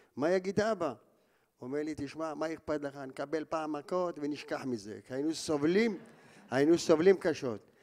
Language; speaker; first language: Hebrew; early bilingual, other home language; Arabic